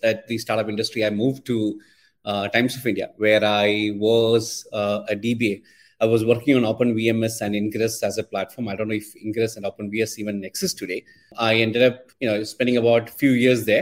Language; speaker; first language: English; non-native, local second language; Malayalam